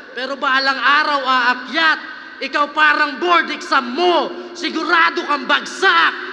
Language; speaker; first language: Filipino; non-native, local second language; Waray